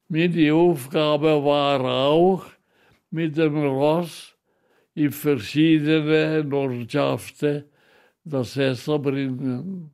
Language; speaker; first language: German; non-native, local second language; Italian